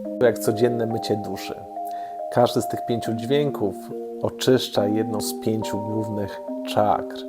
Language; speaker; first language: Polish; native; Polish